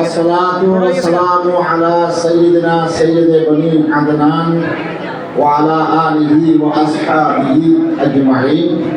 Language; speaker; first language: Arabic; non-native, fluent; Bangla